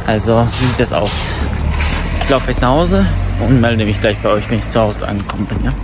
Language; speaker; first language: German; early bilingual, other home language; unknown